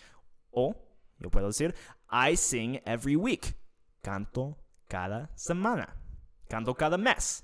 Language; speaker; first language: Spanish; non-native, fluent; English